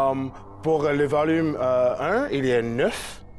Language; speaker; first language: French; non-native, learner; English